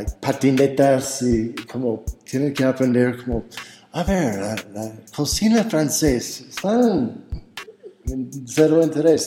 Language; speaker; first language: Spanish; non-native, fluent; English